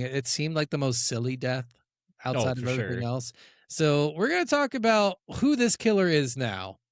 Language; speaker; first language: English; native; English